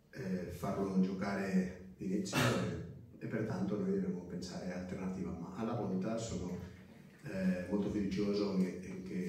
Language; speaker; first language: Italian; non-native, fluent; Spanish